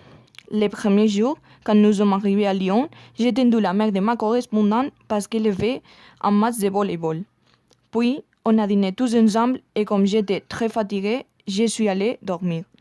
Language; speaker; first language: French; non-native, learner; Spanish